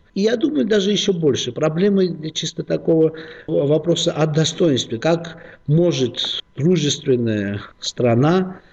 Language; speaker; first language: Russian; non-native, local second language; Georgian